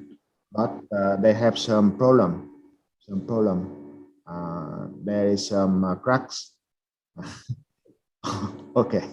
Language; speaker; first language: English; non-native, fluent; Vietnamese